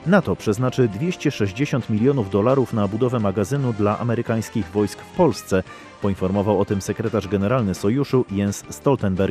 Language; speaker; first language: Polish; native; Polish